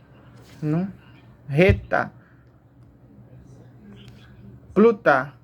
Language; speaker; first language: French; non-native, learner; Portuguese